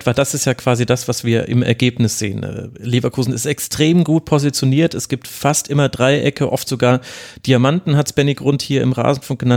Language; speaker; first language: German; native; German